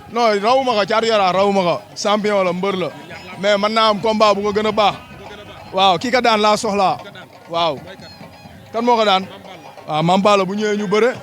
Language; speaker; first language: Wolof; native; Wolof